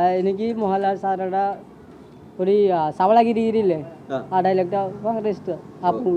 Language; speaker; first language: Malayalam; non-native, local second language; Odia